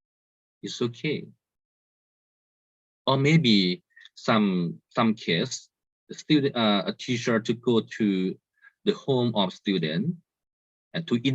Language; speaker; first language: English; non-native, learner; Thai